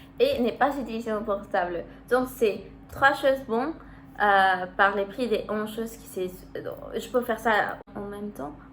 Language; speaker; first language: French; non-native, learner; Spanish